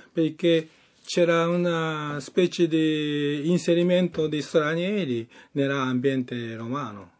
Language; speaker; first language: Italian; non-native, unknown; Japanese